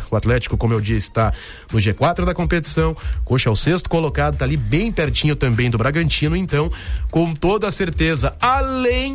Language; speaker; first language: Portuguese; native; Portuguese